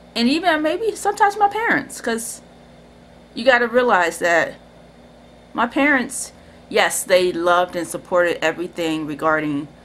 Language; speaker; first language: English; native; English